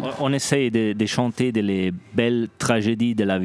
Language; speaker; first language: French; non-native, local second language; Italian